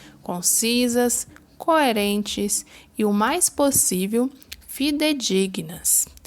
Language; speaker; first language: Portuguese; native; Portuguese